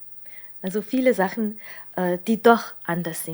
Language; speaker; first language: German; non-native, fluent; Slovenian